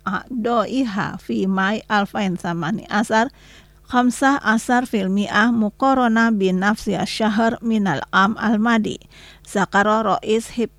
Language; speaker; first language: Arabic; non-native, fluent; Indonesian